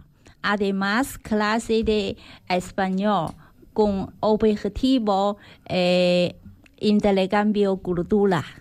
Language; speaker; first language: Spanish; non-native, learner; Chinese